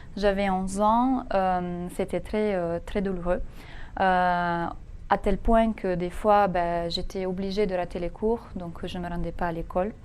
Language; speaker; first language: French; non-native, fluent; Italian